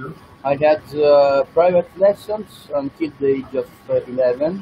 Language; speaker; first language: English; non-native, learner; Italian